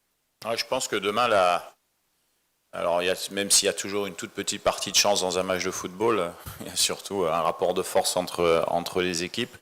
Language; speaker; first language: French; native; French